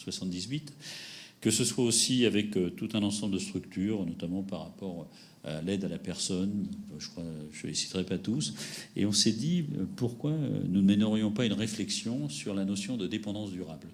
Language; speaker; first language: French; native; French